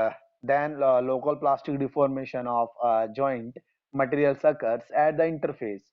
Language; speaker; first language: English; non-native, local second language; Hindi